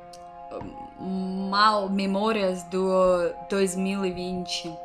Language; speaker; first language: Portuguese; non-native, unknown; Russian